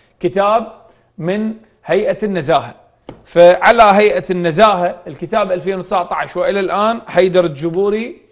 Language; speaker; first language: Arabic; native; Arabic